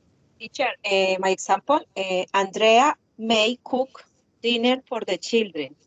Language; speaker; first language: English; non-native, learner; Spanish